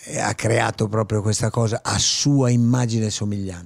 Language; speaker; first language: Italian; native; Italian